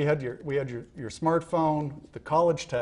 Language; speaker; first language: English; native; English